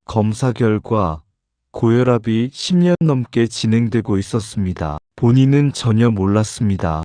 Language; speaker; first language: Korean; native; Korean